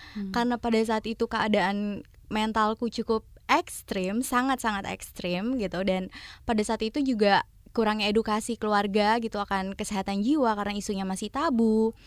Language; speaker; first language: Indonesian; native; Indonesian